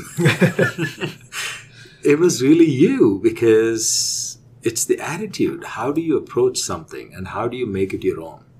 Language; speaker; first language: English; non-native, local second language; Telugu